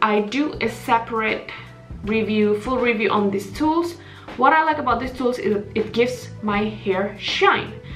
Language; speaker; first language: English; non-native, fluent; Indonesian